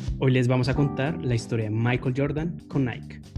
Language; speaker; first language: Spanish; native; Spanish